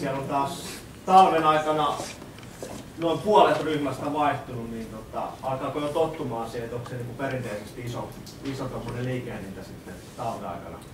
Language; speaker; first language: Finnish; native; Finnish